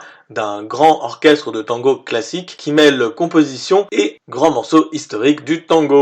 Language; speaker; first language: French; native; French